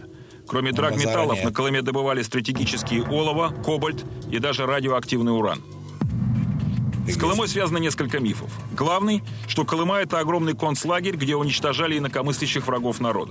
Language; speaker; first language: Russian; native; Russian